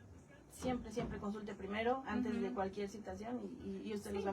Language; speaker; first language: Spanish; native; Spanish